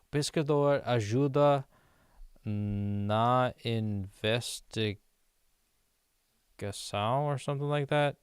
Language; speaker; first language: Portuguese; non-native, learner; English